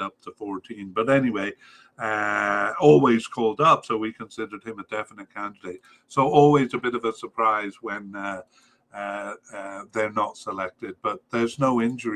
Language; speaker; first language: English; native; English